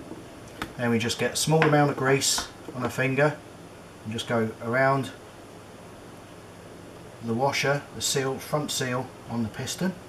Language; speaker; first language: English; native; English